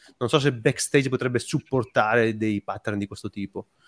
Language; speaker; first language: Italian; native; Italian